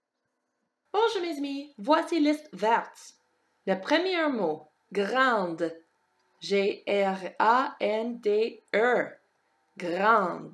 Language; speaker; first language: French; non-native, fluent; English